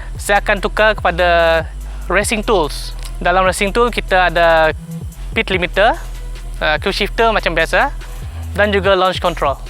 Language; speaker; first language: Malay; non-native, local second language; Iban